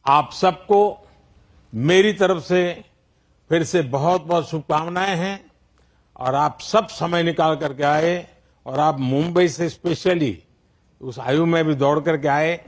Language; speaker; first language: Hindi; non-native, local second language; Gujarati